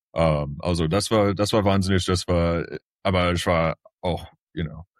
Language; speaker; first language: German; early bilingual, heritage; English